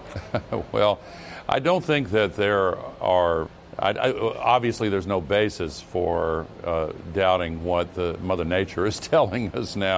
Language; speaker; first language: English; native; English